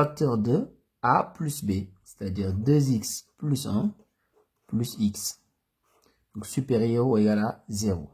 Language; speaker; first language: French; native; French